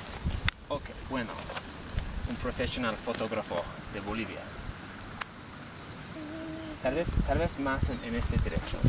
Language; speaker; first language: Spanish; non-native, learner; English